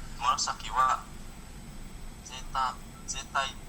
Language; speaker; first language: Japanese; non-native, learner; Indonesian